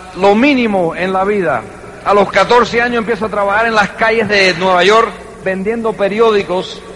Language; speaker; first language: Spanish; early bilingual, heritage; Spanish